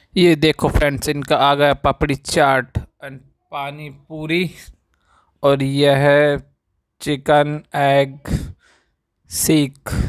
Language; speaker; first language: Hindi; native; Hindi